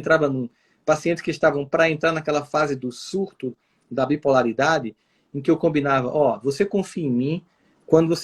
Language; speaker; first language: Portuguese; native; Portuguese